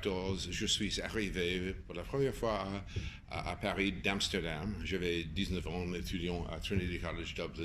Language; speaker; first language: French; non-native, fluent; English